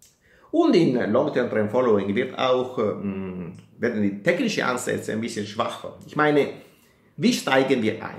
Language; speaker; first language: German; non-native, fluent; Italian